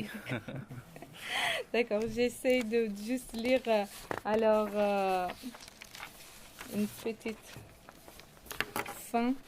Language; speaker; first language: French; non-native, fluent; Persian